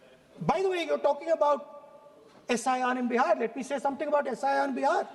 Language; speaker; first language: English; non-native, local second language; Hindi